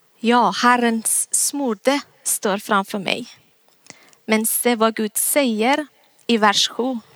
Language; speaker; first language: Swedish; non-native, fluent; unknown